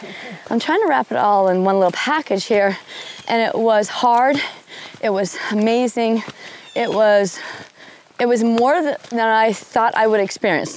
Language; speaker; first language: English; native; English